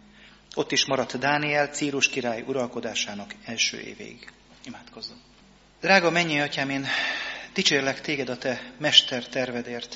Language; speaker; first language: Hungarian; native; Hungarian